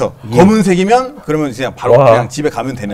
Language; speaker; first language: Korean; native; Korean